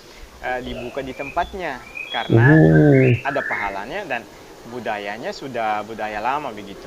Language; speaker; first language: Indonesian; non-native, fluent; Arabic